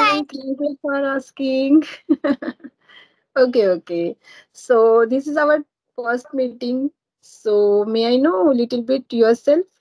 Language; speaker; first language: English; non-native, learner; Marathi